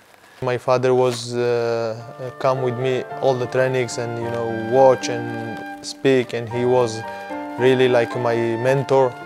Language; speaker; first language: English; non-native, fluent; Hebrew